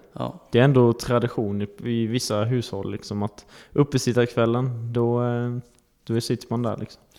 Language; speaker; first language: Swedish; native; Swedish